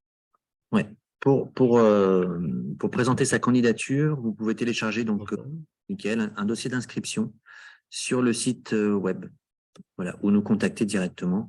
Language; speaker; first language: French; native; French